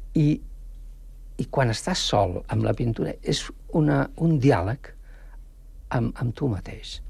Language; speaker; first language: Catalan; non-native, local second language; Spanish